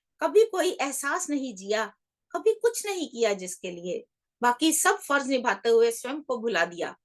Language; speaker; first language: Hindi; native; Hindi